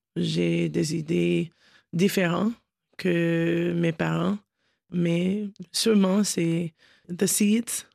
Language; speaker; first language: French; non-native, learner; English